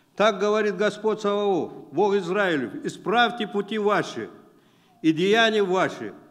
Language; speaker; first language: Russian; non-native, local second language; Uzbek